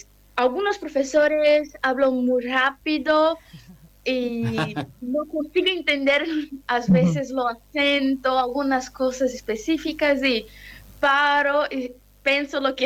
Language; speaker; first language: Spanish; non-native, learner; Portuguese